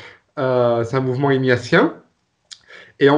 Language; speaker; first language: French; native; French